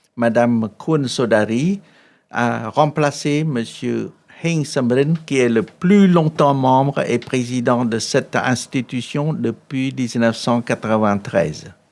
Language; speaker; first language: French; non-native, fluent; Khmer